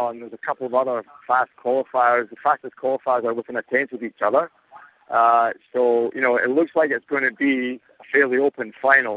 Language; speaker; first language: English; native; English